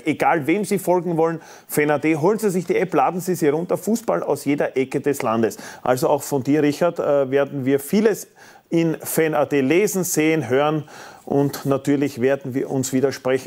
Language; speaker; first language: German; native; German